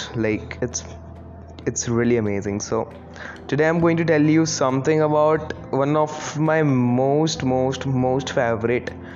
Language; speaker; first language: English; non-native, local second language; Hindi